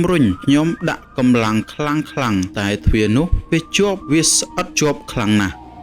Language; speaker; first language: Khmer; native; Khmer